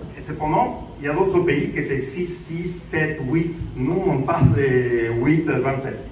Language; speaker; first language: French; non-native, fluent; Spanish